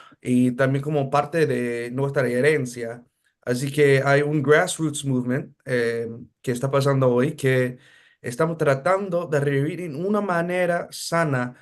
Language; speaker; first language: Spanish; early bilingual, heritage; Filipino